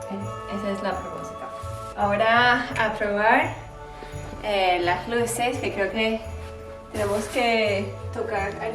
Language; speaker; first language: Spanish; non-native, learner; English